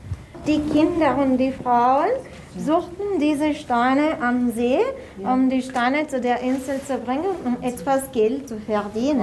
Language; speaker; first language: German; non-native, fluent; Italian